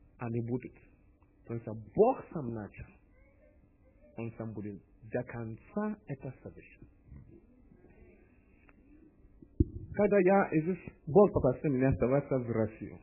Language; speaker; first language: Russian; non-native, learner; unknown